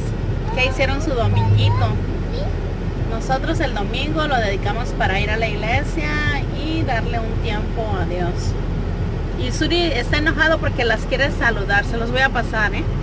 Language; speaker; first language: Spanish; native; Spanish